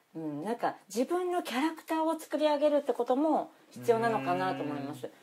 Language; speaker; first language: Japanese; native; Japanese